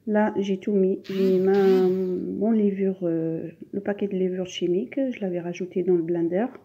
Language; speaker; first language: French; non-native, local second language; Arabic